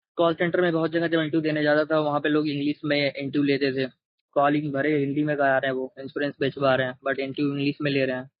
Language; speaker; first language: Hindi; native; Hindi